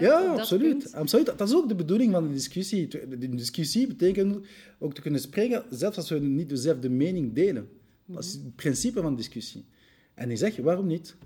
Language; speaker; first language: Dutch; non-native, local second language; French